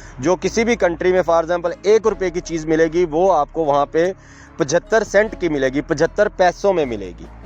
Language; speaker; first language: Urdu; non-native, local second language; Punjabi